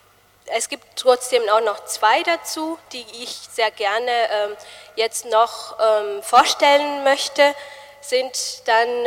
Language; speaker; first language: German; non-native, fluent; Malagasy